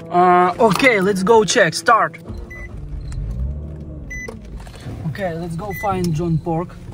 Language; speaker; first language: English; non-native, learner; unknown